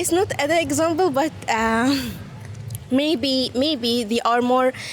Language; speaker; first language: English; non-native, fluent; Arabic